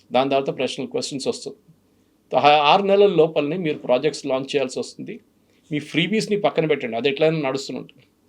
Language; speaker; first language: Telugu; non-native, fluent; Malayalam